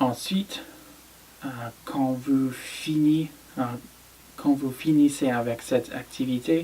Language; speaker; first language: French; non-native, learner; English